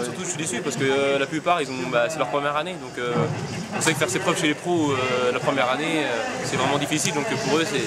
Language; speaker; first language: French; native; French